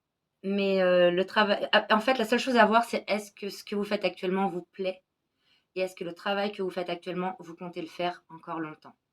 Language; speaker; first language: French; native; French